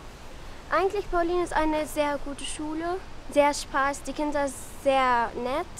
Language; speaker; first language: German; non-native, learner; Arabic